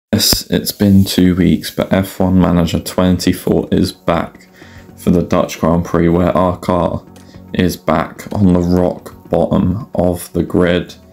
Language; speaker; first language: English; native; English